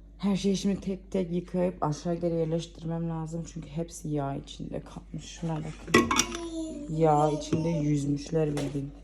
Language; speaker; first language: Turkish; early bilingual, heritage; Turkish